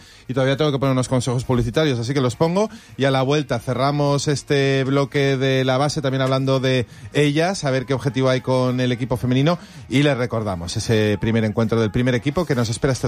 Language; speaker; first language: Spanish; native; Spanish